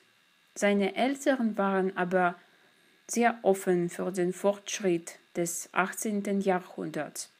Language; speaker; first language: German; non-native, fluent; Russian